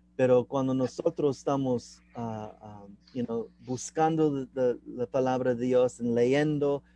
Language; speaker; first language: Spanish; non-native, learner; English